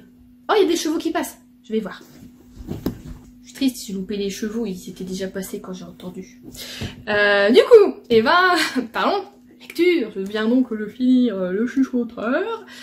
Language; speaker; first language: French; native; French